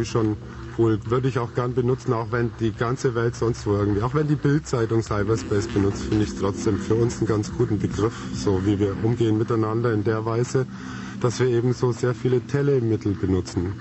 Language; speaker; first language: German; native; German